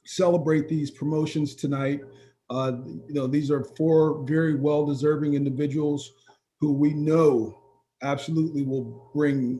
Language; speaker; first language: English; native; English